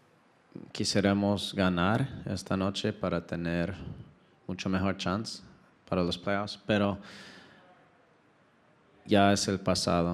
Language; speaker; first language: Spanish; non-native, fluent; English